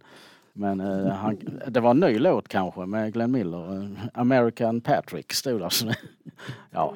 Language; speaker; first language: Swedish; native; Swedish